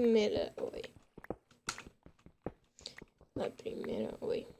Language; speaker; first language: Spanish; non-native, learner; English